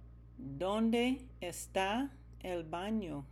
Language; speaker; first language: Spanish; non-native, learner; English